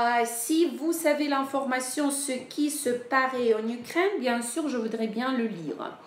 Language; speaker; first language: French; non-native, fluent; Ukrainian